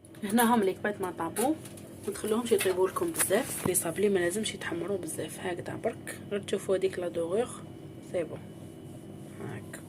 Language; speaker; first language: Arabic; native; Arabic